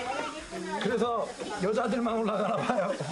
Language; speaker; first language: Korean; native; Korean